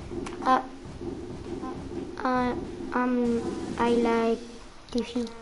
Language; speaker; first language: English; non-native, learner; French